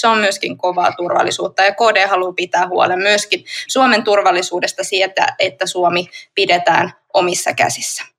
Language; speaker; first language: Finnish; native; Finnish